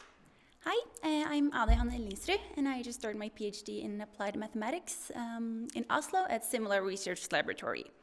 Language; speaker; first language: English; non-native, fluent; Norwegian